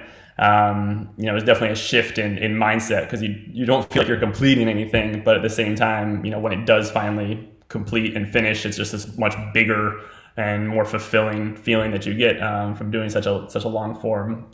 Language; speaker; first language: English; native; English